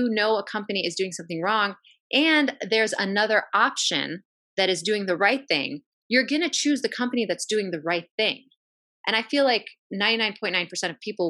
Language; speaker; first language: English; native; English